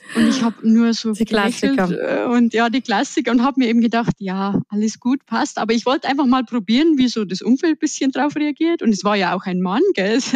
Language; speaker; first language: German; native; German